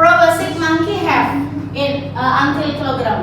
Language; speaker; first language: English; non-native, learner; Indonesian